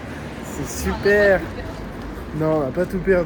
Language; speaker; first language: French; native; French